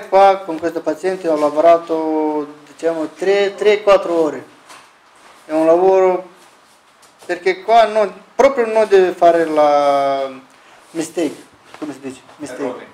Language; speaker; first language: Italian; non-native, learner; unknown